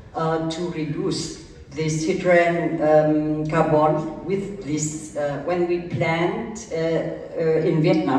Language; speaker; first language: English; early bilingual, other home language; German